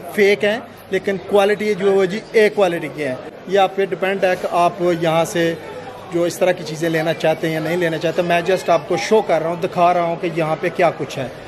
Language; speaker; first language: Urdu; non-native, local second language; Punjabi